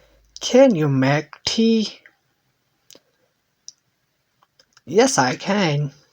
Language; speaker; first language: English; non-native, learner; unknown